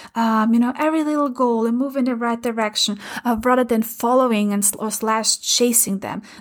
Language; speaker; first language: English; non-native, fluent; German